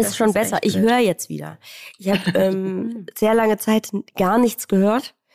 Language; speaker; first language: German; native; German